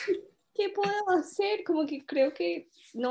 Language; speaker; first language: Spanish; early bilingual, heritage; Spanish